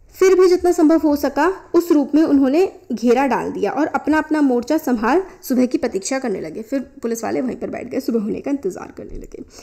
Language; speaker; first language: Hindi; native; Hindi